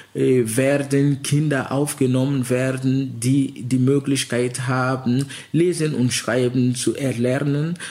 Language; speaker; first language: German; non-native, fluent; Mossi